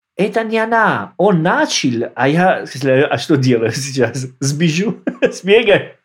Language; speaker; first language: Russian; non-native, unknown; Italian